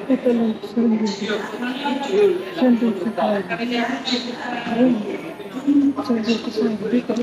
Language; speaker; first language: Filipino; native; Filipino